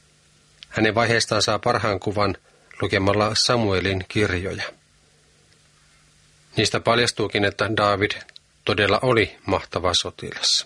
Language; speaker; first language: Finnish; native; Finnish